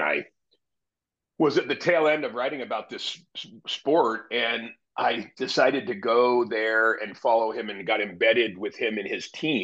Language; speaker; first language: English; native; English